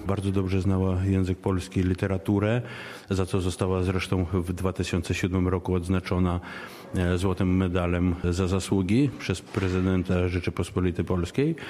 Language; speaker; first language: Polish; early bilingual, heritage; Polish